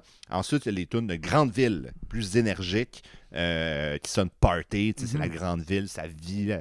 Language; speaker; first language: French; native; French